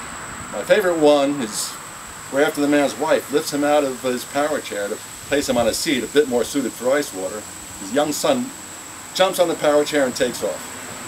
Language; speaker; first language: English; native; English